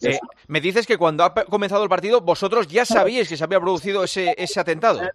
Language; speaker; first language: Spanish; native; Spanish